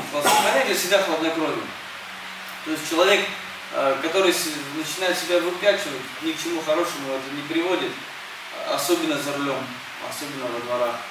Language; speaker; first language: Russian; early bilingual, other home language; Armenian